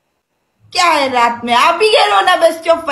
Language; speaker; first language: Hindi; non-native, learner; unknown